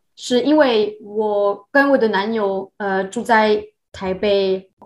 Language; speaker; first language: Chinese; non-native, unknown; French